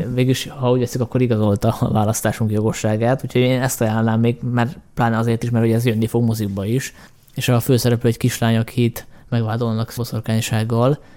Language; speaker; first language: Hungarian; native; Hungarian